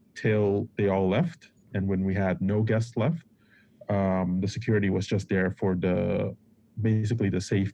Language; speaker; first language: English; non-native, fluent; Papiamento